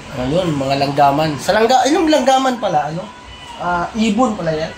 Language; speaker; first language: Filipino; non-native, local second language; Bikol